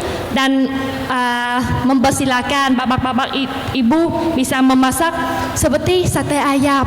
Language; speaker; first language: Indonesian; non-native, learner; Vietnamese